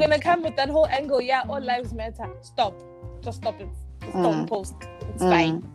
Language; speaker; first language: English; non-native, local second language; Zulu